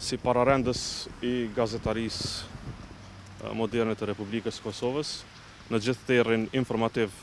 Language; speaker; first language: Albanian; native; Albanian